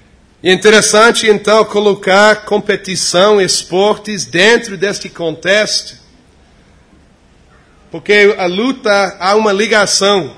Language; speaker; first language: Portuguese; non-native, fluent; English